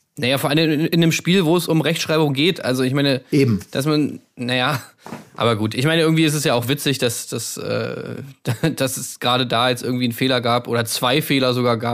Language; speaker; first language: German; native; German